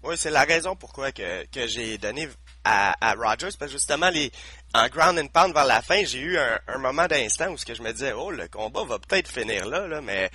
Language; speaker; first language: French; native; French